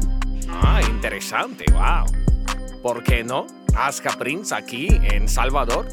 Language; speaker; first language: Spanish; non-native, learner; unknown